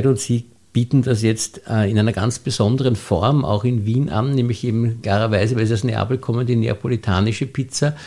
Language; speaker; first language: German; native; German